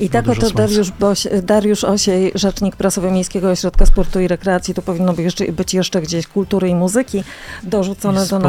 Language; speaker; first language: Polish; native; Polish